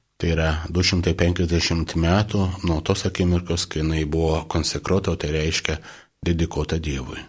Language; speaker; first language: Lithuanian; non-native, local second language; Polish